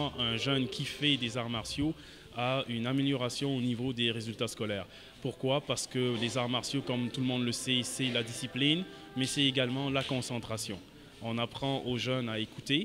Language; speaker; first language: French; non-native, local second language; Wolof